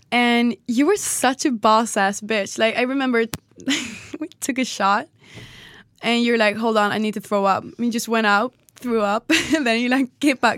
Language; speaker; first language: English; non-native, fluent; Swedish